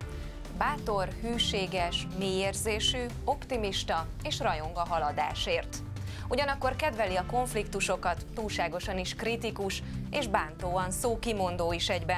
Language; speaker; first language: Hungarian; native; Hungarian